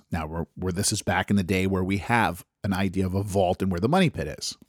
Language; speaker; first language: English; native; English